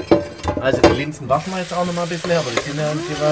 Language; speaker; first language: German; native; German